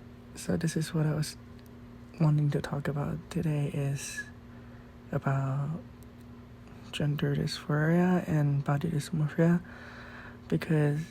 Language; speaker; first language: English; non-native, fluent; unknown